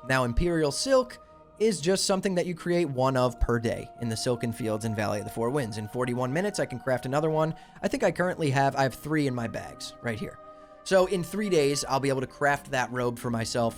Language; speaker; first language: English; native; English